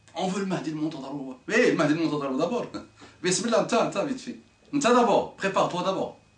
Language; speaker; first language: French; non-native, local second language; Arabic